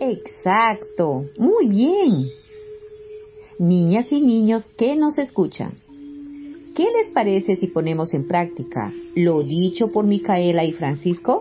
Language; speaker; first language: Spanish; native; Spanish